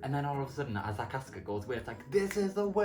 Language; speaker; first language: English; native; English